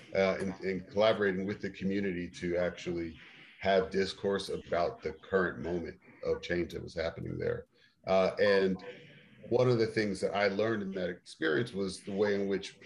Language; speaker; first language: English; native; English